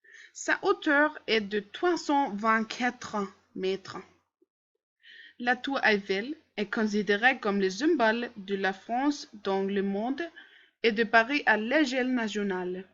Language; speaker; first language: French; non-native, learner; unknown